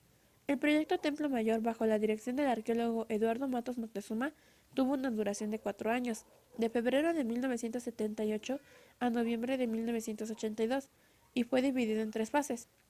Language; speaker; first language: Spanish; native; Spanish